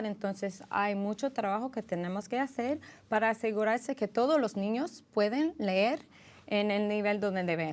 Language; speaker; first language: Spanish; early bilingual, heritage; English